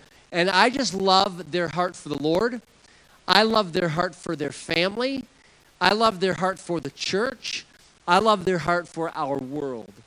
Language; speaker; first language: English; native; English